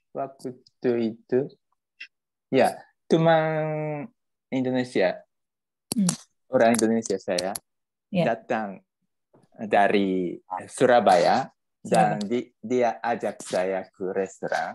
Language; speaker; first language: Indonesian; non-native, learner; Japanese